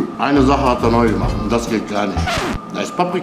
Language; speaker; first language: German; native; German